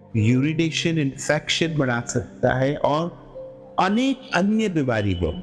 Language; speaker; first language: Hindi; non-native, local second language; Gujarati